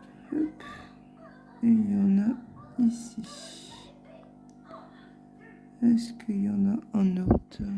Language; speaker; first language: French; native; French